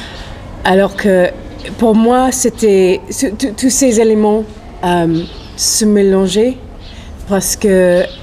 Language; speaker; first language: French; non-native, fluent; English